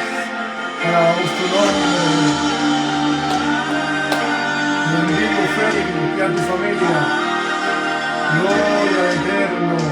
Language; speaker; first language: Spanish; native; Spanish